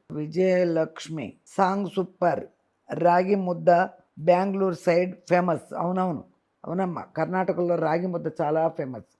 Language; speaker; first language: Telugu; native; Telugu